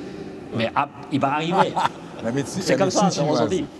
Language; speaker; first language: French; non-native, learner; Chinese